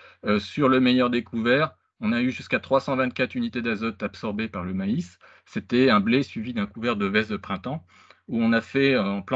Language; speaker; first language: French; native; French